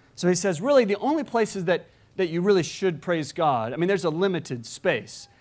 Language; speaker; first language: English; native; English